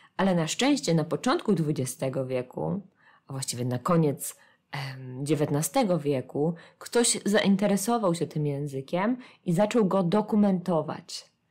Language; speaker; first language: Polish; native; Polish